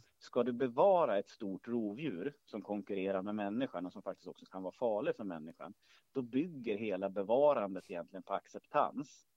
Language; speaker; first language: Swedish; native; Swedish